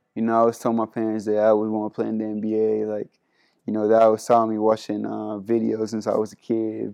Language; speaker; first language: English; non-native, fluent; Spanish